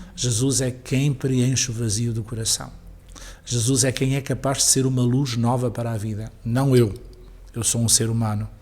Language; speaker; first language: Portuguese; native; Portuguese